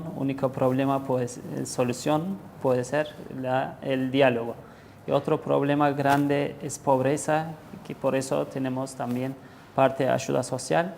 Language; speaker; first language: Spanish; non-native, learner; Turkish